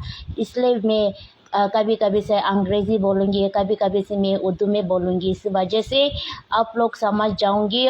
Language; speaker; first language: Hindi; non-native, local second language; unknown